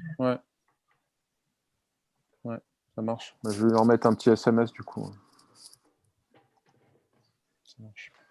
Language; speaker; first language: French; native; French